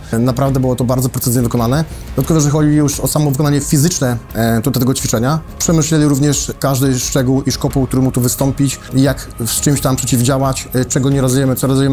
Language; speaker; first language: Polish; native; Polish